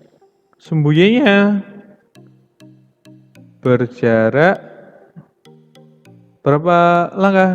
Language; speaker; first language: Indonesian; native; Indonesian